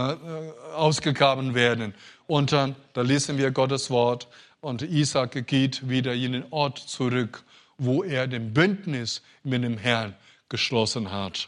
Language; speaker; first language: German; non-native, fluent; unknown